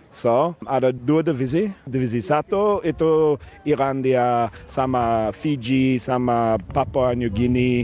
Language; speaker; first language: Indonesian; non-native, fluent; English